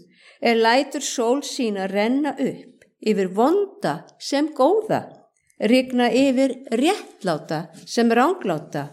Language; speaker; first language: Icelandic; native; Icelandic